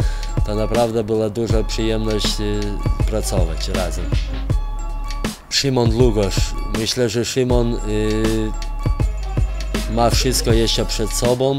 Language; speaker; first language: Polish; non-native, fluent; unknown